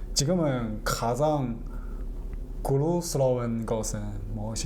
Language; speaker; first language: Korean; non-native, learner; Chinese